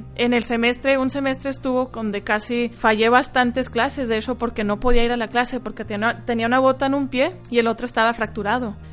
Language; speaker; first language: Spanish; early bilingual, heritage; Spanish